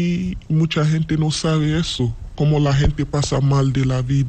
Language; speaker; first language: Spanish; non-native, learner; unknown